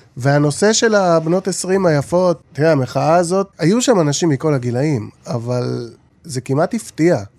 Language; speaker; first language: Hebrew; native; Hebrew